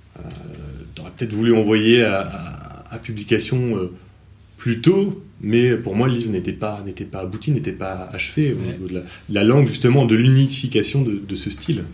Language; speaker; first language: French; native; French